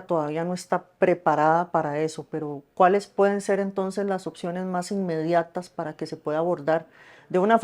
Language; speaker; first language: Spanish; native; Spanish